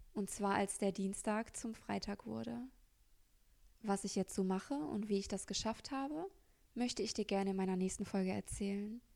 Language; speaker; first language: German; native; German